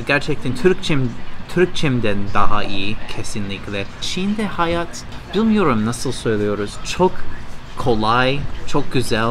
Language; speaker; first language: Turkish; non-native, learner; English